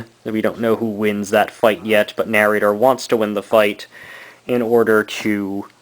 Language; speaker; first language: English; native; English